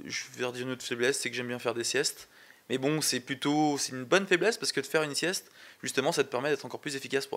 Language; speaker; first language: French; native; French